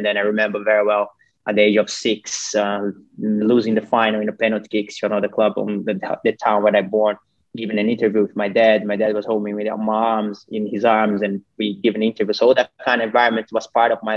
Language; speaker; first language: English; non-native, fluent; Portuguese